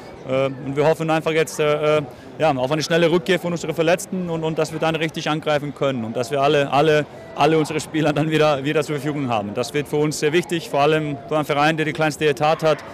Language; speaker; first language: German; non-native, learner; Icelandic